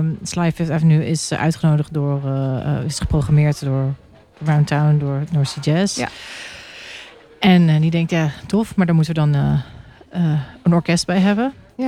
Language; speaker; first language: Dutch; early bilingual, heritage; Dutch